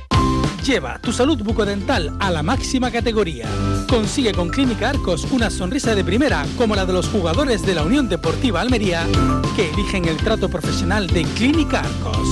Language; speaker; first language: Spanish; native; Spanish